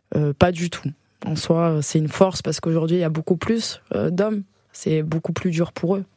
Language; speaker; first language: French; native; French